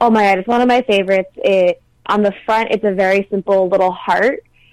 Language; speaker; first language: English; native; English